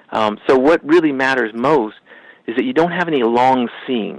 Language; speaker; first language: English; native; English